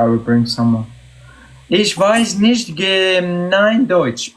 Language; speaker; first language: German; non-native, learner; Arabic